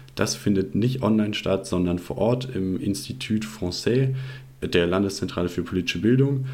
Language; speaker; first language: German; native; German